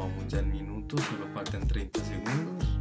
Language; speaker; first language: Spanish; native; Spanish